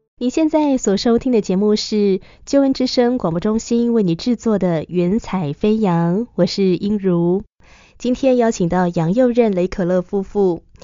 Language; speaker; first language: Chinese; native; Chinese